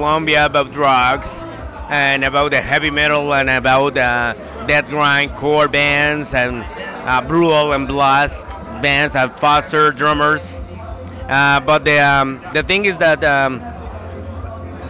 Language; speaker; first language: English; non-native, learner; Spanish